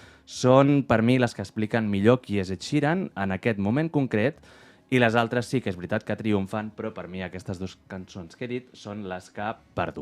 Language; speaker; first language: Catalan; native; Catalan